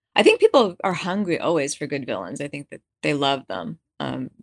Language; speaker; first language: English; native; English